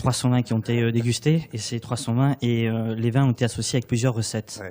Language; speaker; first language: French; native; French